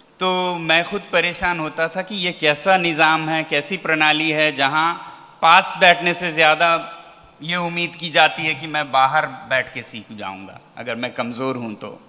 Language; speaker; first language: Hindi; non-native, local second language; Ladakhi